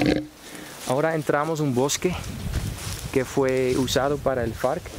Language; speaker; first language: Spanish; non-native, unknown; Dutch